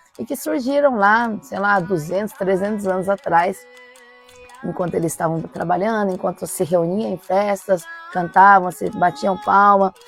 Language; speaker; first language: Portuguese; native; Portuguese